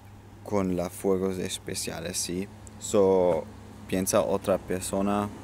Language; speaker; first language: Spanish; non-native, learner; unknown